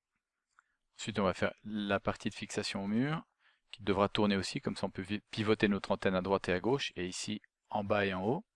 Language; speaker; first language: French; native; French